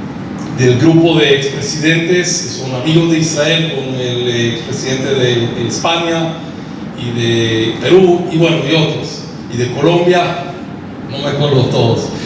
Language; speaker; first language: Spanish; early bilingual, heritage; Spanish